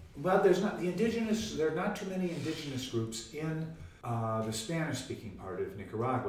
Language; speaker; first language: English; native; English